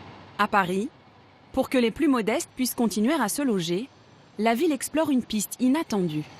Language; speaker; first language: French; native; French